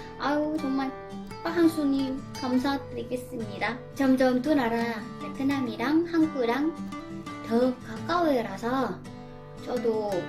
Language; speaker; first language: Korean; non-native, learner; Vietnamese